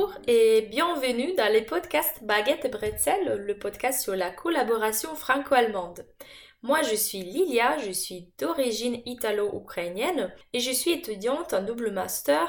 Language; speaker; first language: French; non-native, fluent; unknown